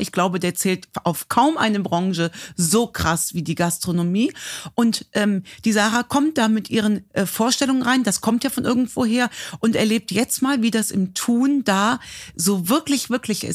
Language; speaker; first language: German; native; German